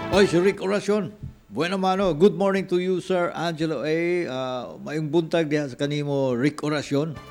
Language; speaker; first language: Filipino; non-native, local second language; Cebuano